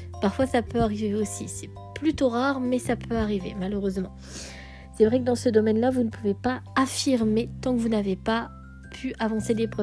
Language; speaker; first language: French; native; French